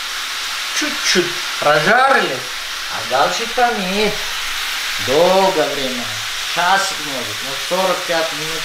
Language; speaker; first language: Russian; non-native, fluent; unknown